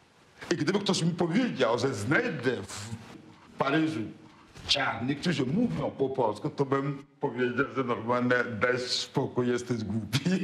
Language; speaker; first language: Polish; non-native, fluent; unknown